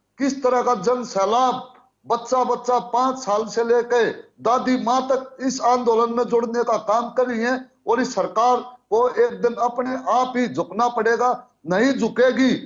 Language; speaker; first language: Hindi; native; Hindi